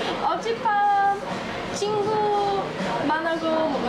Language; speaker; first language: Korean; non-native, learner; English